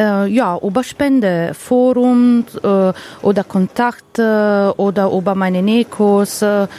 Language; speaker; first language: German; non-native, learner; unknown